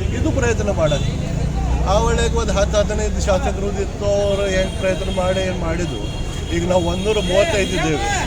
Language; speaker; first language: Kannada; non-native, local second language; Urdu